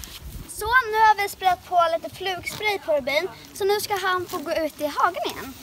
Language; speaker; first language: Swedish; native; Swedish